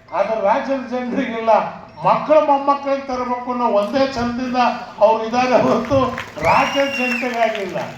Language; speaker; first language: Kannada; non-native, local second language; Urdu